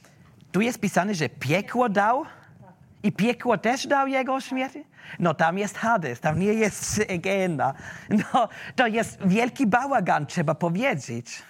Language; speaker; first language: Polish; non-native, learner; German